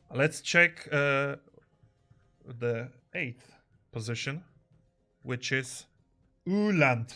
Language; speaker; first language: English; non-native, fluent; Polish